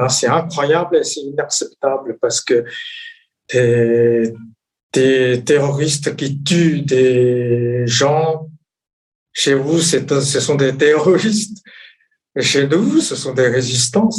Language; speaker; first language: French; non-native, fluent; Chinese